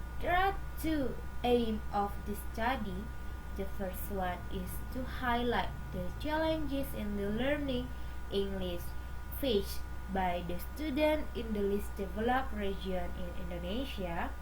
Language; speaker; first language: English; non-native, learner; Indonesian